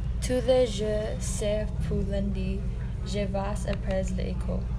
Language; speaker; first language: French; non-native, learner; English